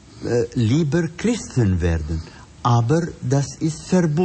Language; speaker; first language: German; non-native, fluent; Arabic